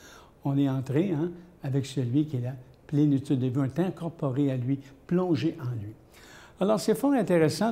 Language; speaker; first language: French; native; French